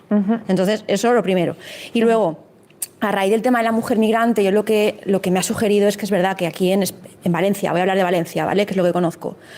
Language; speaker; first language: Spanish; native; Spanish